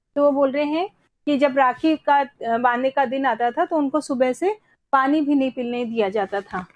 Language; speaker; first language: Hindi; native; Hindi